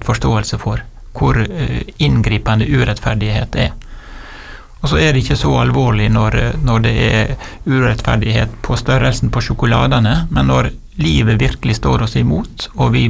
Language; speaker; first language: Norwegian; native; Norwegian